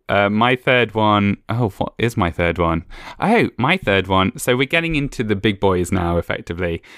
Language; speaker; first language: English; native; English